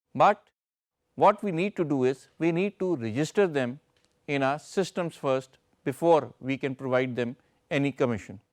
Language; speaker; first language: English; non-native, local second language; Urdu